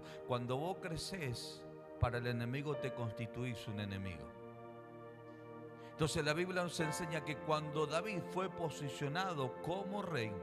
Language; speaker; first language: Spanish; native; Spanish